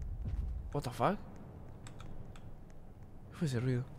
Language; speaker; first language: English; non-native, learner; Spanish